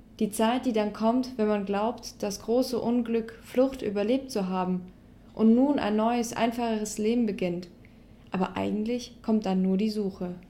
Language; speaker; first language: German; native; German